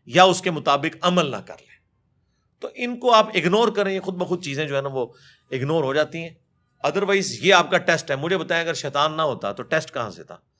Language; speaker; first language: Urdu; native; Urdu